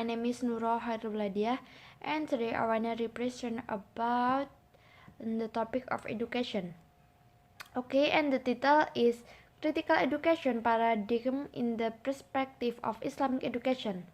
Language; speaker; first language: English; non-native, learner; Indonesian